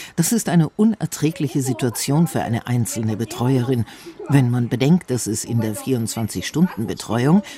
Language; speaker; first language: German; non-native, fluent; Slovak